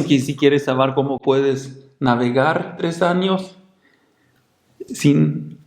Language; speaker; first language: Spanish; non-native, fluent; German